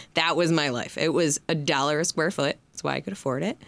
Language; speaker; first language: English; native; English